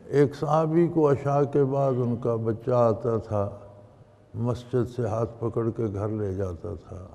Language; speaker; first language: Urdu; non-native, local second language; Punjabi